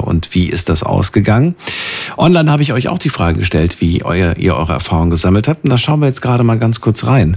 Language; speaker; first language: German; native; German